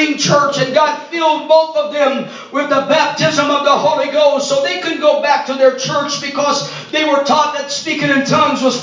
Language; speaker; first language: English; non-native, fluent; Portuguese